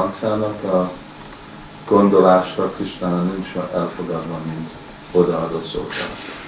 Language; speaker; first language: Hungarian; early bilingual, heritage; Hungarian